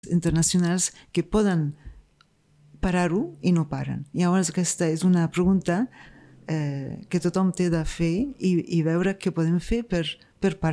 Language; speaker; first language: Catalan; non-native, fluent; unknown